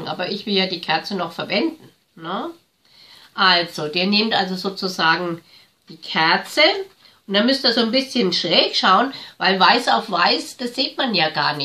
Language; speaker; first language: German; native; German